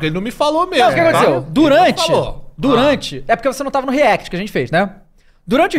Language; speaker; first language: Portuguese; native; Portuguese